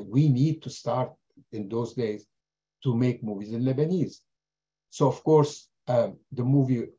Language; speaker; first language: English; non-native, fluent; German